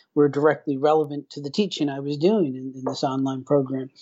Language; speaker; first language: English; native; English